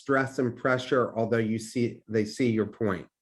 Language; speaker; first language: English; native; English